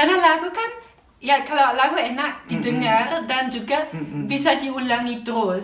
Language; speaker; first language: Indonesian; non-native, fluent; German